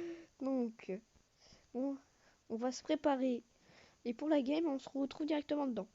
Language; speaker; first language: French; native; French